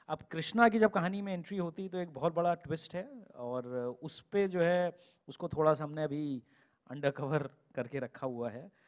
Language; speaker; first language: Hindi; native; Hindi